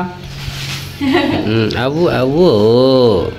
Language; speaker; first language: Chinese; native; Chinese